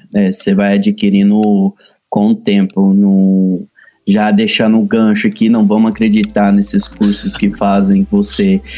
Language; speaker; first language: Portuguese; native; Portuguese